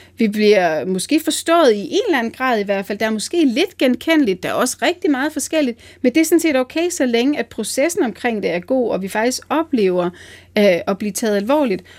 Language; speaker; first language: Danish; native; Danish